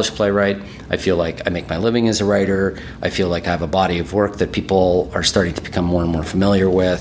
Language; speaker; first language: English; early bilingual, other home language; German